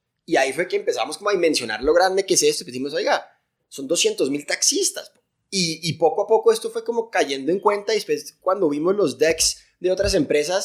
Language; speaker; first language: Spanish; native; Spanish